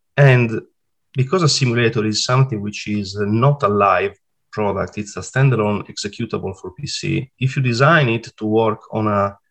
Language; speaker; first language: English; non-native, fluent; Italian